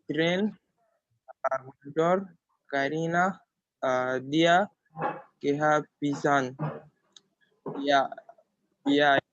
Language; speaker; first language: Indonesian; non-native, learner; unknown